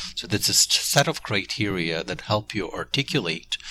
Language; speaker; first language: English; non-native, fluent; Ukrainian